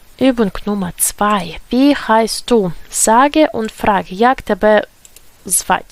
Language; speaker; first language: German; non-native, fluent; Ukrainian